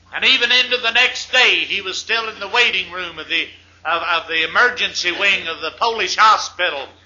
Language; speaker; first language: English; native; English